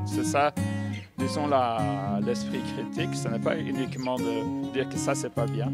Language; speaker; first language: French; non-native, fluent; Norwegian